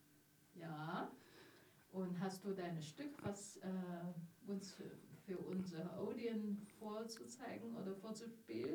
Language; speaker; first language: German; non-native, learner; Chinese